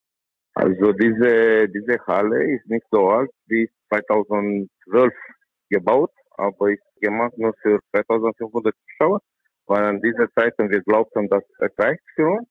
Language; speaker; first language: German; non-native, learner; Romanian